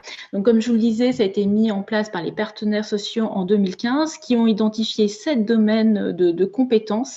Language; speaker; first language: French; native; French